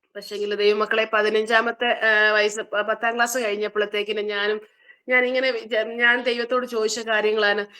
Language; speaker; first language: Malayalam; early bilingual, heritage; Malayalam